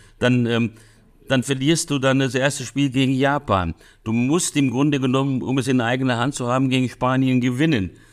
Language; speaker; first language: German; early bilingual, other home language; Hungarian